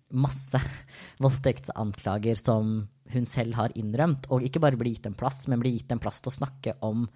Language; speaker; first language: Norwegian; native; Norwegian